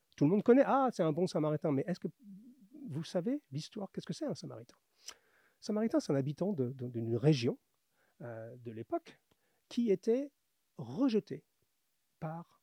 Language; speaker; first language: French; native; French